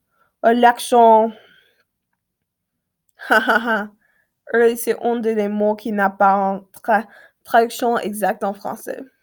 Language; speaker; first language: French; non-native, learner; English